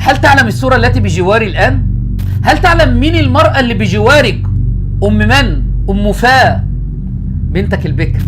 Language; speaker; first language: Arabic; native; Arabic